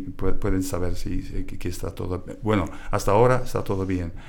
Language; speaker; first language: Spanish; non-native, fluent; English